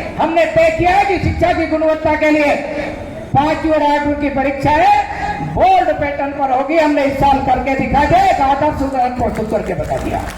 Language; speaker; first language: Hindi; native; Hindi